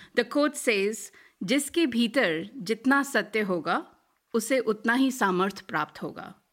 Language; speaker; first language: English; non-native, local second language; Hindi